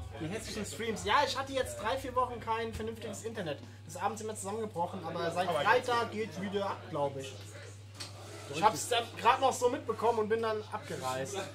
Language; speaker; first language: German; native; German